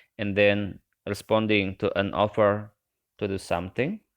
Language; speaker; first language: English; non-native, fluent; Indonesian